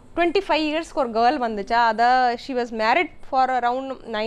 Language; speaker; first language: Tamil; non-native, learner; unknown